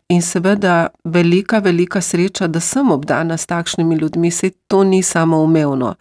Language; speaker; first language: Slovenian; native; Slovenian